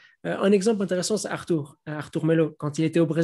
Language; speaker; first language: French; native; French